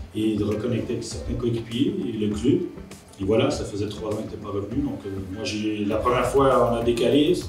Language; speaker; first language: French; native; French